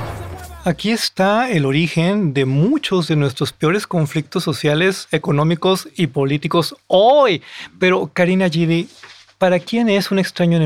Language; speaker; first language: Spanish; native; Spanish